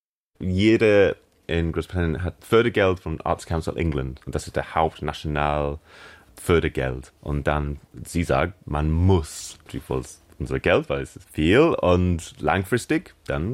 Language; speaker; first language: German; non-native, learner; English